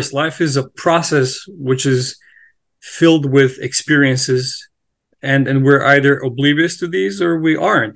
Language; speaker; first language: English; non-native, fluent; Macedonian